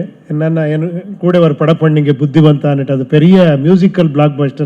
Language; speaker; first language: Tamil; non-native, learner; Kannada